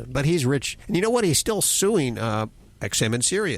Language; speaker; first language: English; native; English